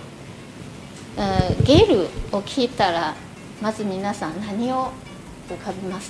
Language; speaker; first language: Japanese; non-native, fluent; Chinese